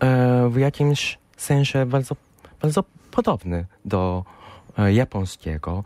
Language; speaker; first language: Polish; non-native, fluent; Japanese